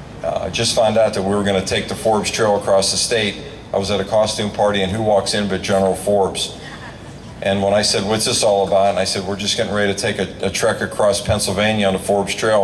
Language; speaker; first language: English; native; English